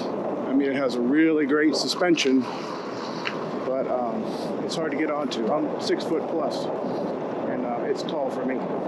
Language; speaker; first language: English; native; English